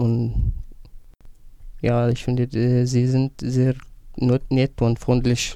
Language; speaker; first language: German; non-native, learner; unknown